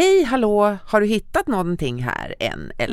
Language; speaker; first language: Swedish; native; Swedish